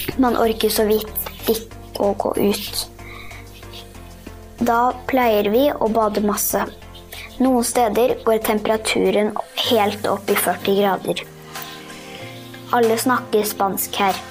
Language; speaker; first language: Norwegian; early bilingual, heritage; Norwegian